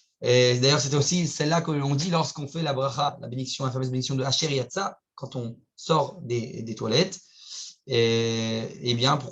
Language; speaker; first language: French; native; French